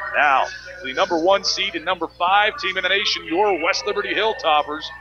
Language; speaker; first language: English; native; English